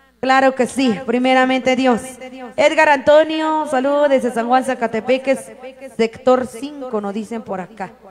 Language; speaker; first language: Spanish; native; Spanish